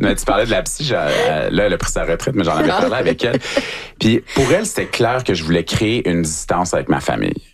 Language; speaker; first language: French; native; French